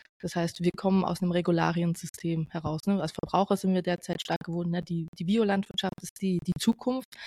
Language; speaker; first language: German; native; German